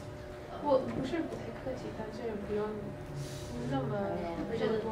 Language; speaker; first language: Chinese; non-native, learner; English